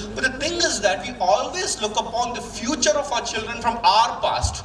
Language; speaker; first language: English; non-native, local second language; Malayalam